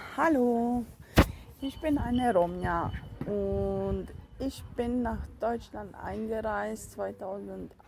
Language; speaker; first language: German; non-native, fluent; Romany